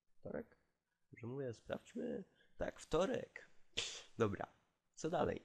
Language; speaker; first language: Polish; native; Polish